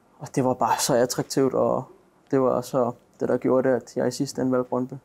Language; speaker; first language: Danish; native; Danish